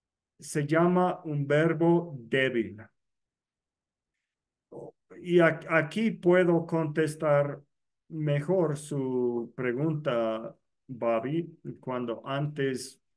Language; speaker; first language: Spanish; non-native, fluent; English